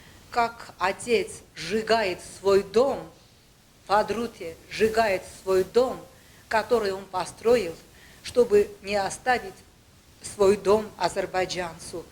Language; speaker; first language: Russian; non-native, local second language; Armenian